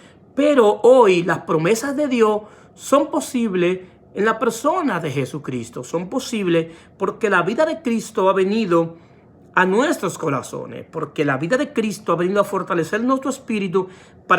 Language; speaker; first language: Spanish; native; Spanish